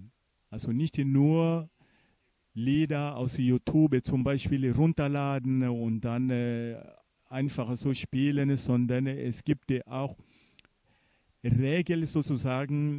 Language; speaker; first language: German; non-native, fluent; Portuguese